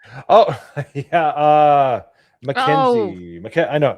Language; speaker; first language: English; native; English